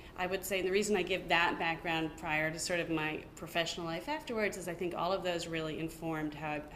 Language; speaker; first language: English; native; English